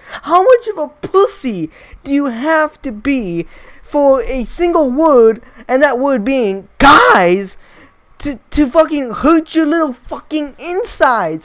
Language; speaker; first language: English; native; English